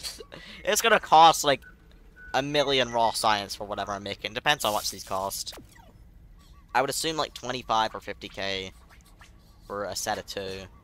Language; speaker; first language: English; native; English